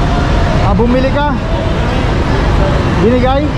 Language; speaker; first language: Filipino; native; Filipino